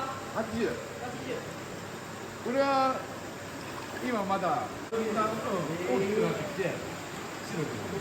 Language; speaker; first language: Japanese; native; Japanese